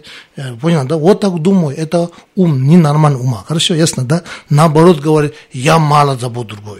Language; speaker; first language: Russian; non-native, learner; Tibetan